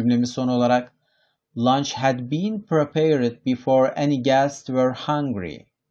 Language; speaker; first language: English; non-native, fluent; Turkish